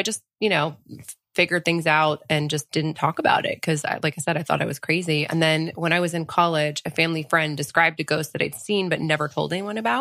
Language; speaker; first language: English; early bilingual, other home language; French